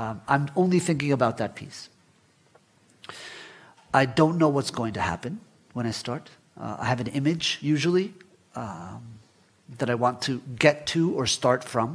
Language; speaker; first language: English; early bilingual, other home language; Spanish